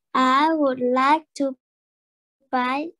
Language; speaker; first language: English; non-native, learner; Vietnamese